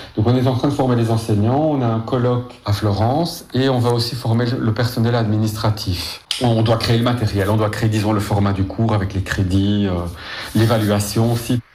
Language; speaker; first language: French; native; French